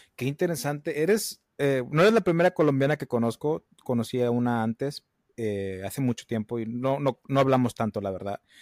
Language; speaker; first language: Spanish; early bilingual, heritage; Spanish